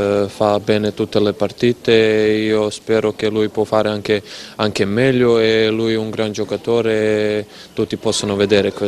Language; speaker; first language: Italian; non-native, learner; Serbian